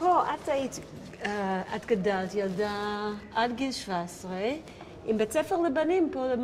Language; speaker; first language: Hebrew; native; Hebrew